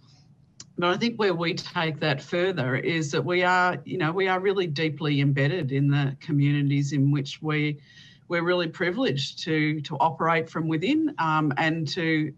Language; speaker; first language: English; native; English